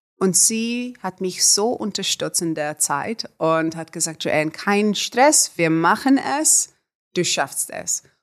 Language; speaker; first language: German; non-native, fluent; Afrikaans